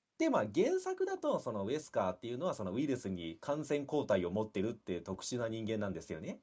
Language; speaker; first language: Japanese; native; Japanese